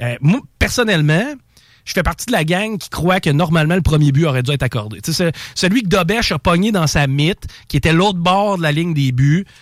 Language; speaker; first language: French; non-native, local second language; English